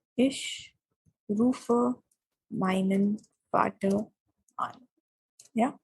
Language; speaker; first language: German; non-native, fluent; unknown